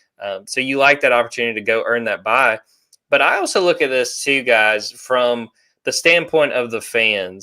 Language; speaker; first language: English; native; English